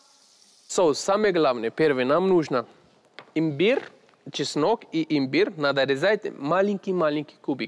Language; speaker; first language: Russian; non-native, learner; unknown